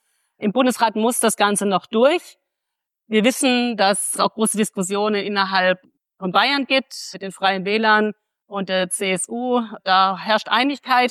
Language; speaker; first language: German; native; German